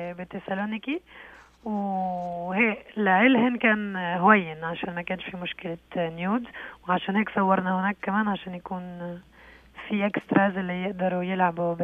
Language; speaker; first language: Arabic; early bilingual, heritage; Arabic